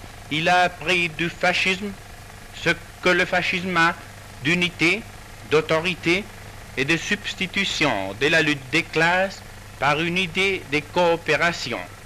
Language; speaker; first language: French; non-native, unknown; Spanish